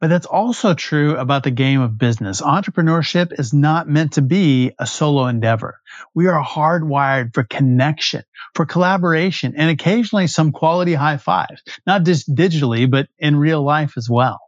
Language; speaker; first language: English; native; English